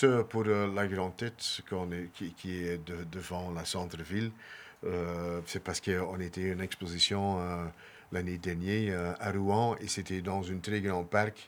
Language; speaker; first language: French; non-native, local second language; Dutch